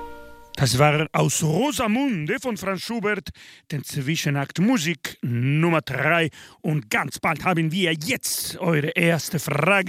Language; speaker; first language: German; non-native, fluent; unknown